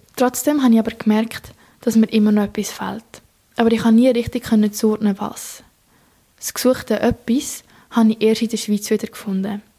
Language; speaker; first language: German; native; German